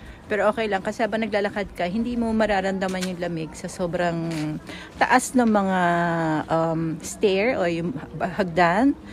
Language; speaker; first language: Filipino; native; Filipino